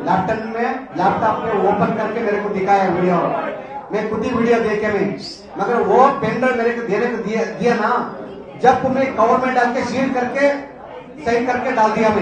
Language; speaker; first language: Hindi; non-native, local second language; Kannada